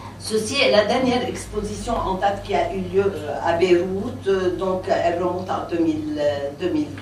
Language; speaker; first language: French; non-native, local second language; Arabic